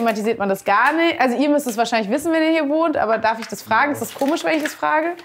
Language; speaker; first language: German; native; German